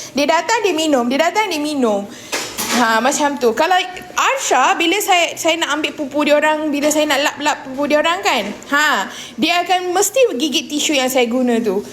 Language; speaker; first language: Malay; non-native, local second language; Tamil